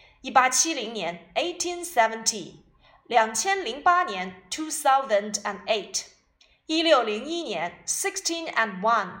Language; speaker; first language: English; non-native, fluent; Chinese